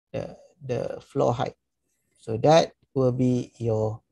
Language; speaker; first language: English; non-native, local second language; Malay